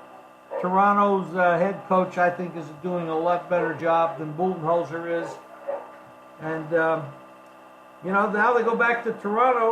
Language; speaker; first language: English; native; English